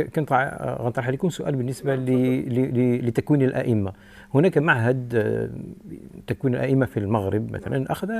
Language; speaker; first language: Arabic; native; Arabic